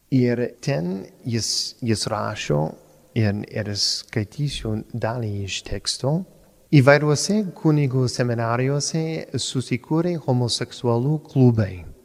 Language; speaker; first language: Lithuanian; non-native, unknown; English